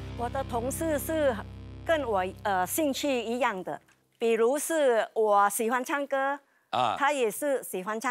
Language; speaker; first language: Chinese; non-native, fluent; Thai